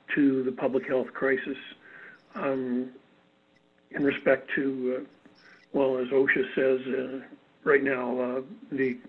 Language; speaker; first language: English; native; English